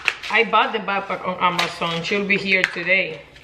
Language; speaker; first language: English; non-native, fluent; Spanish